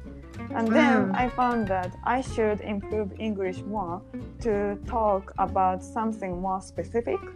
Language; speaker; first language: English; non-native, learner; Japanese